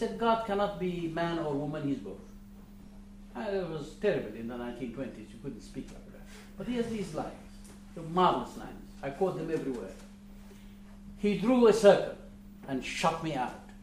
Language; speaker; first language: English; non-native, fluent; Arabic